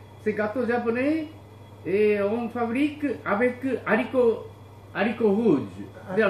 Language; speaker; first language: French; non-native, learner; Japanese